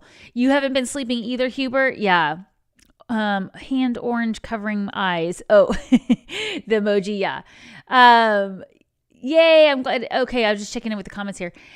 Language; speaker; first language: English; native; English